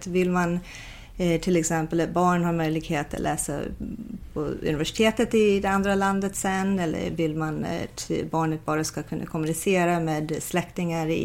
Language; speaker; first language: Swedish; non-native, fluent; English